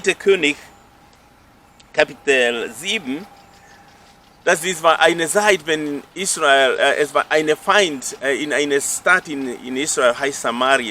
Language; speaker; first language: German; non-native, fluent; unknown